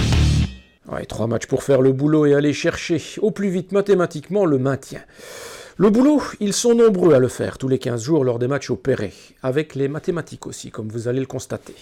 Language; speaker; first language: French; native; French